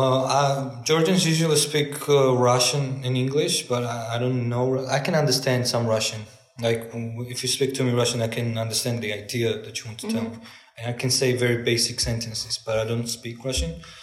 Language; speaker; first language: English; non-native, fluent; Georgian